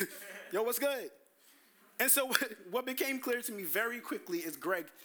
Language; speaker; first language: English; native; English